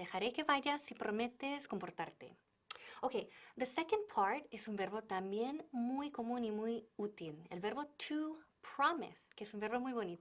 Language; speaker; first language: Spanish; non-native, fluent; English